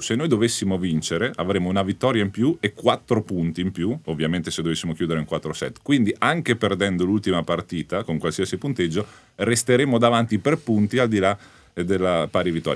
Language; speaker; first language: Italian; native; Italian